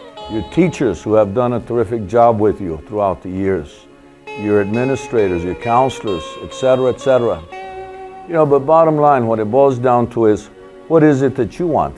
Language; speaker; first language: English; early bilingual, other home language; Spanish